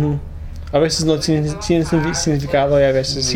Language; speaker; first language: Spanish; early bilingual, other home language; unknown